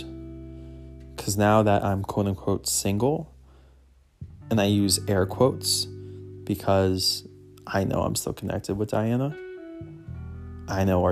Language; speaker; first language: English; native; English